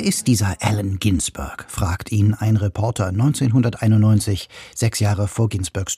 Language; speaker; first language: German; native; German